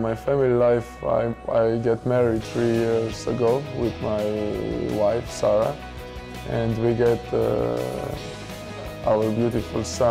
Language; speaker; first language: English; non-native, fluent; Slovenian